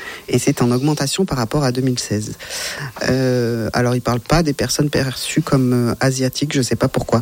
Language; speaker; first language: French; native; French